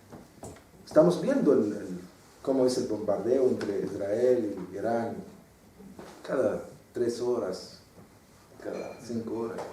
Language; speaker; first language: Spanish; non-native, fluent; Arabic